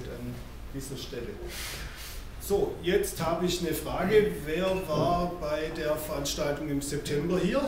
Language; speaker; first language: German; native; German